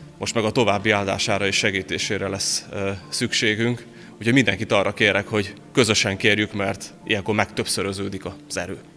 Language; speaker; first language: Hungarian; native; Hungarian